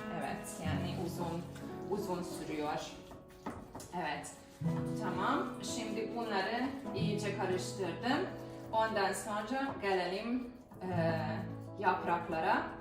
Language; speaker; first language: Turkish; non-native, fluent; Hungarian